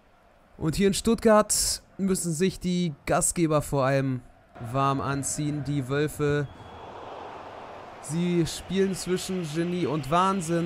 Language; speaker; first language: German; native; German